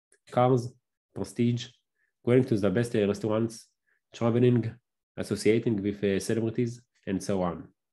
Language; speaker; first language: English; non-native, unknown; Hebrew